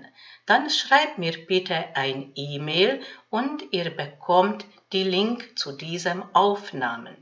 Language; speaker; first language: German; non-native, fluent; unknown